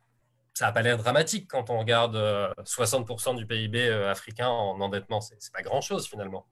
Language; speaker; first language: French; native; French